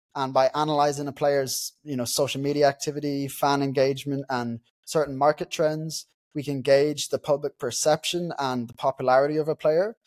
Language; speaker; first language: English; native; English